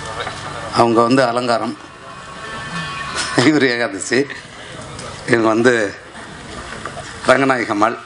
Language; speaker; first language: Tamil; native; Tamil